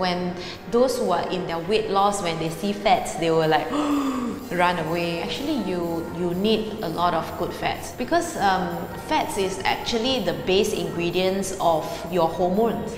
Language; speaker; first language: English; non-native, local second language; Chinese